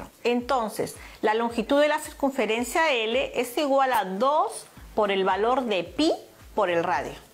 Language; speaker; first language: Spanish; native; Spanish